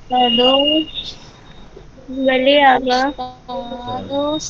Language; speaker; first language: Persian; non-native, learner; Urdu